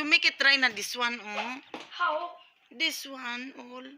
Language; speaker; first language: English; non-native, learner; Hiligaynon